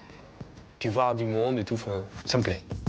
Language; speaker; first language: French; native; French